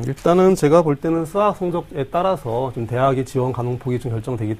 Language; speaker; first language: Korean; native; Korean